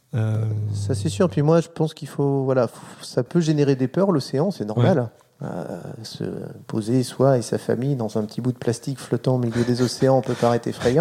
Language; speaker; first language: French; native; French